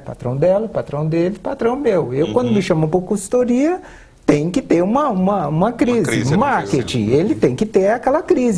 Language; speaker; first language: Portuguese; native; Portuguese